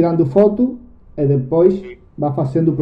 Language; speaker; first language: Portuguese; non-native, learner; Spanish